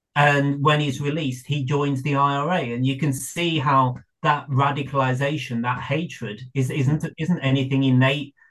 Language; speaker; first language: English; native; English